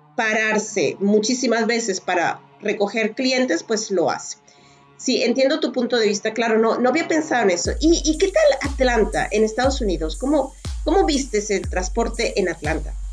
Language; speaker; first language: Spanish; native; Spanish